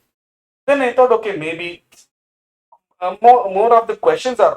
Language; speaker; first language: English; non-native, local second language; Tamil